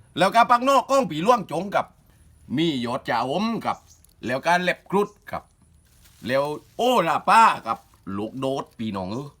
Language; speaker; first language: Thai; native; Thai